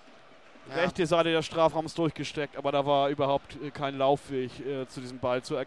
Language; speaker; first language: German; native; German